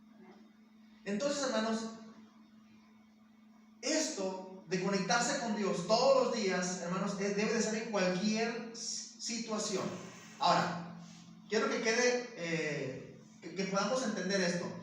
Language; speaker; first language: Spanish; native; Spanish